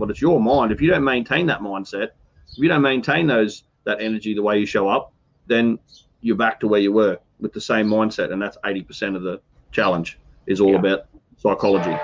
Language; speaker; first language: English; native; English